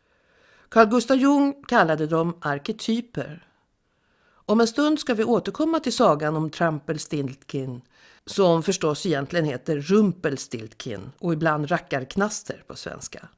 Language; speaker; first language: Swedish; native; Swedish